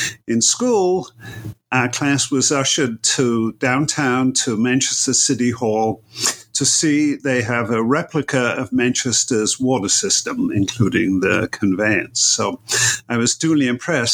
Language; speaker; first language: English; native; English